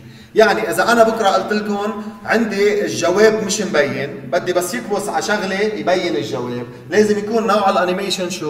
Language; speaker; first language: Arabic; native; Arabic